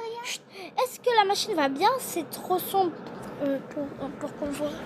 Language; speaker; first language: French; native; French